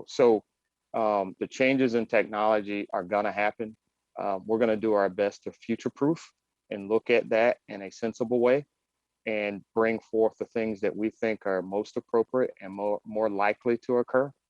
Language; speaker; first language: English; native; English